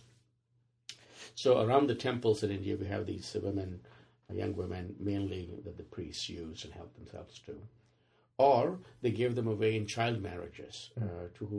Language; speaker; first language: English; non-native, local second language; Telugu